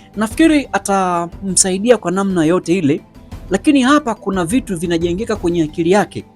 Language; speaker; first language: Swahili; native; Swahili